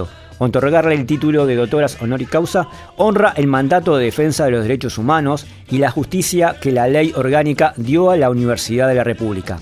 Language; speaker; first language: Spanish; native; Spanish